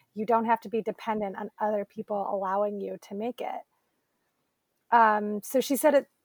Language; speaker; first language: English; native; English